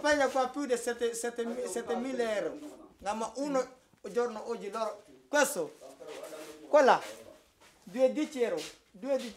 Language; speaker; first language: Italian; non-native, learner; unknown